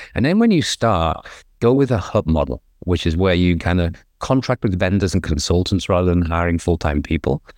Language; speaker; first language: English; native; English